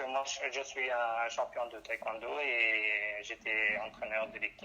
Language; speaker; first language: French; non-native, local second language; Arabic